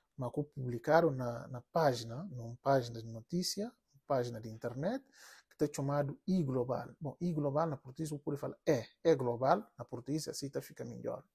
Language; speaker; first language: Portuguese; non-native, local second language; Upper Guinea Crioulo